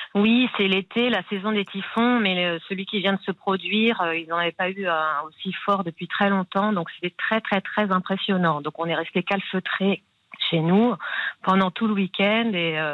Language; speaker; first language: French; native; French